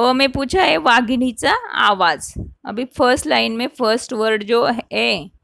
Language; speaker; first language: Hindi; non-native, local second language; Marathi